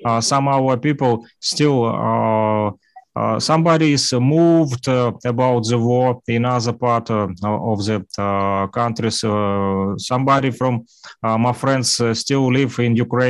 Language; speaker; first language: English; non-native, learner; Russian